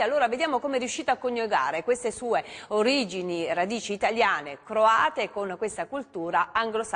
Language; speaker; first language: Italian; native; Italian